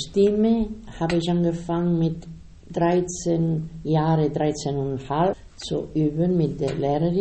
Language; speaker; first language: German; non-native, learner; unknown